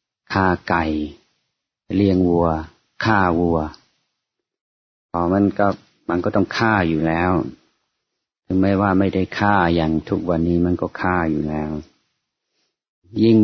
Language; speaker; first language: Thai; non-native, fluent; English